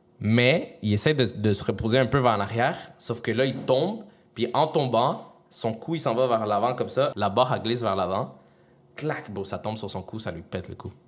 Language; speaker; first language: French; early bilingual, other home language; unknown